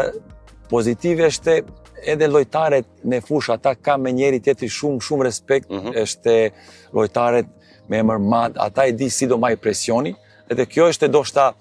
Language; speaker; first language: Albanian; non-native, learner; Serbian